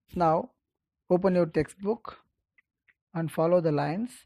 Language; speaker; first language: English; non-native, local second language; Kannada